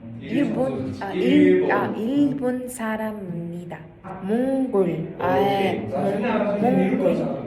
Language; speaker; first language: Korean; non-native, learner; Mongolian